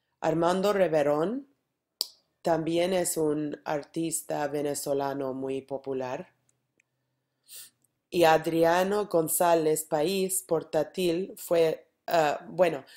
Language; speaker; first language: Spanish; non-native, learner; English